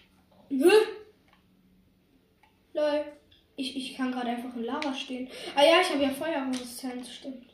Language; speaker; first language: German; native; German